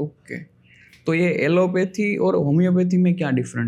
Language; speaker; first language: Hindi; non-native, local second language; Gujarati